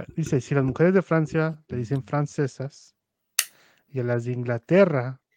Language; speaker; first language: Spanish; early bilingual, heritage; Spanish